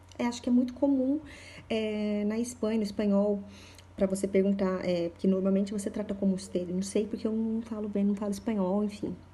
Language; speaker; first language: Portuguese; native; Portuguese